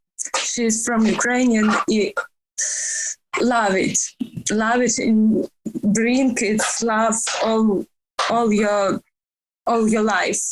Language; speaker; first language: English; non-native, learner; Ukrainian